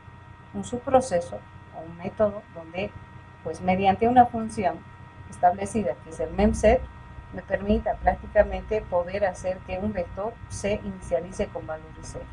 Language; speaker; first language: Spanish; native; Spanish